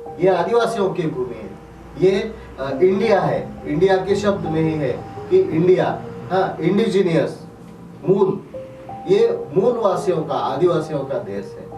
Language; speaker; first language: Hindi; non-native, local second language; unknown